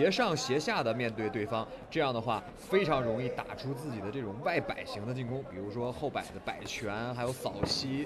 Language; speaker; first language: Chinese; native; Chinese